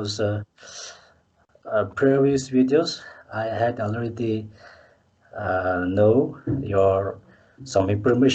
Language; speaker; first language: English; non-native, learner; Mongolian